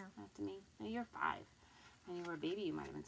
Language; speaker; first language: English; native; English